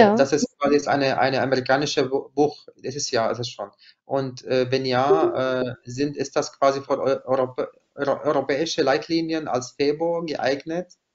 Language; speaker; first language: German; non-native, fluent; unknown